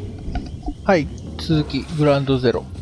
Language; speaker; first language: Japanese; native; Japanese